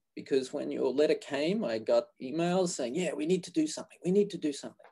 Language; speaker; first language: English; native; English